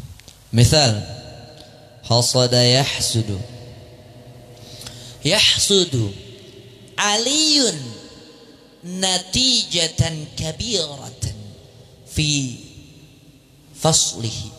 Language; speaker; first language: Arabic; non-native, fluent; Indonesian